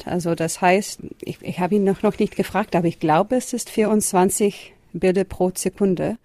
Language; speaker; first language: German; non-native, fluent; English